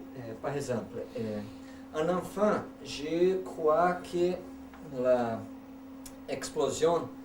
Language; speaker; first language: French; non-native, learner; Portuguese